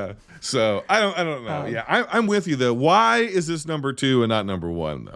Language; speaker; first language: English; native; English